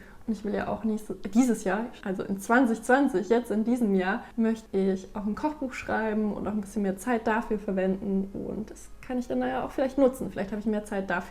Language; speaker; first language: German; native; German